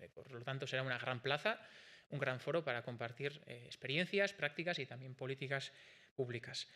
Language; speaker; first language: Spanish; non-native, local second language; Basque